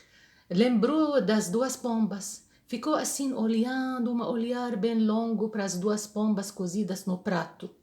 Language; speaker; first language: Portuguese; non-native, fluent; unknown